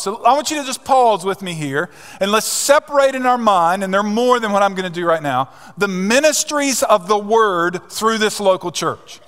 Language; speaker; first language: English; native; English